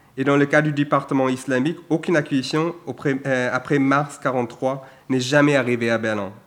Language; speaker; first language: French; non-native, fluent; German